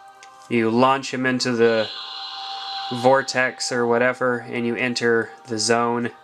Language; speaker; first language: English; native; English